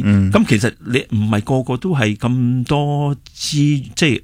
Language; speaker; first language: Cantonese; native; Cantonese